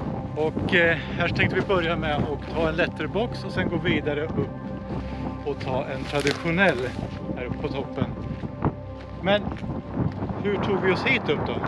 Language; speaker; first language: Swedish; native; Swedish